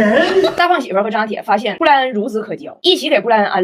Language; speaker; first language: Chinese; native; Chinese